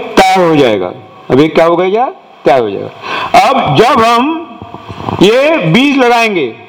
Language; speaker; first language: Hindi; non-native, local second language; Marathi